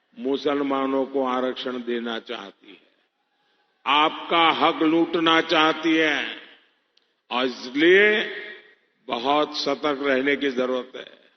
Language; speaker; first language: Hindi; non-native, local second language; Gujarati